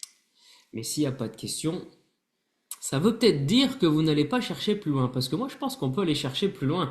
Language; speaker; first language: French; native; French